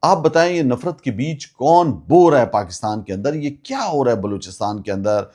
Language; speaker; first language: Urdu; non-native, local second language; Pashto